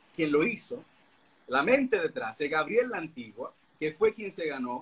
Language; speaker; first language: Spanish; native; Spanish